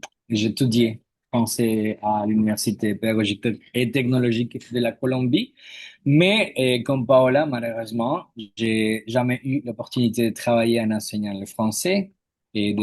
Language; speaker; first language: French; non-native, fluent; Spanish